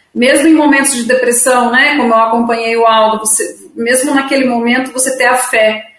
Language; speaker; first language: Portuguese; native; Portuguese